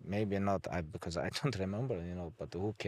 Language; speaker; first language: English; non-native, fluent; Avaric